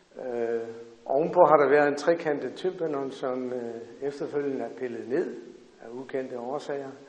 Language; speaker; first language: Danish; native; Danish